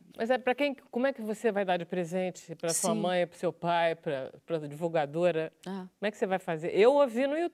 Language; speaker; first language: Portuguese; native; Portuguese